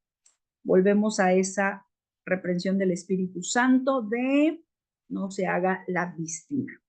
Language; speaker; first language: Spanish; native; Spanish